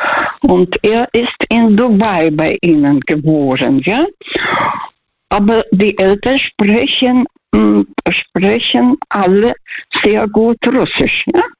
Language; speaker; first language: German; non-native, fluent; Russian